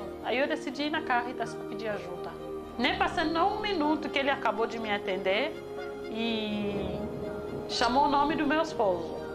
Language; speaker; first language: Portuguese; non-native, fluent; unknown